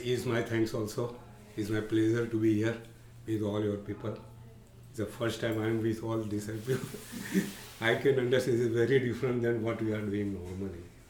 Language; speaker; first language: English; non-native, local second language; Gujarati